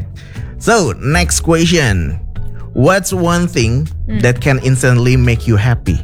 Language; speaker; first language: English; non-native, fluent; Indonesian